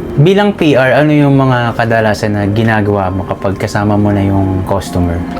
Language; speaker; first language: Filipino; native; Filipino